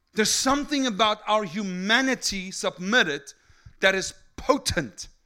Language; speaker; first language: English; non-native, local second language; Afrikaans